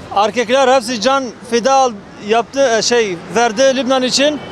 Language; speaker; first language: Turkish; non-native, fluent; Arabic